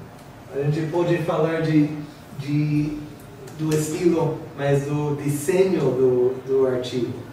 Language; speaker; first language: Portuguese; non-native, fluent; English